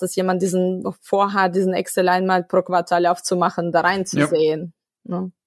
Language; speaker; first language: German; non-native, fluent; Russian